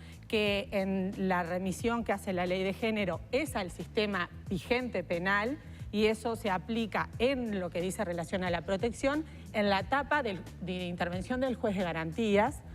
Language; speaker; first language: Spanish; native; Spanish